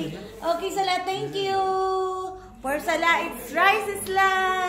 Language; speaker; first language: English; non-native, local second language; Filipino